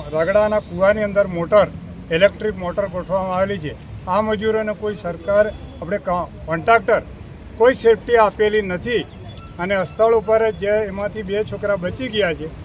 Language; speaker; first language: Gujarati; native; Gujarati